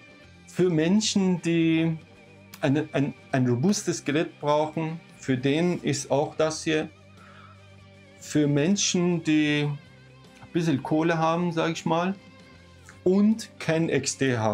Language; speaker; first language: German; non-native, fluent; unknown